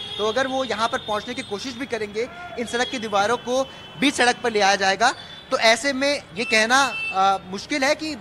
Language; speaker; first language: Hindi; native; Hindi